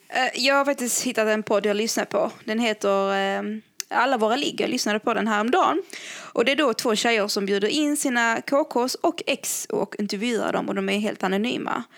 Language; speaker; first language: Swedish; early bilingual, other home language; Arabic